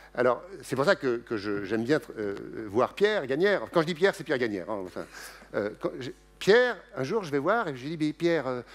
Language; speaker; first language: French; native; French